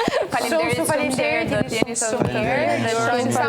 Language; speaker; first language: Albanian; native; Albanian